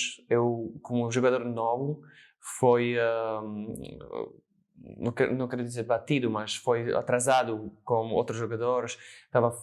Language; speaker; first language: Portuguese; non-native, fluent; Slovak